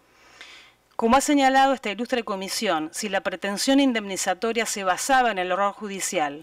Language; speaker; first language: Spanish; native; Spanish